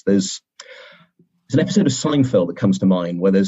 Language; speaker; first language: English; native; English